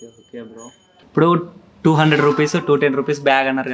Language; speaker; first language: Telugu; native; Telugu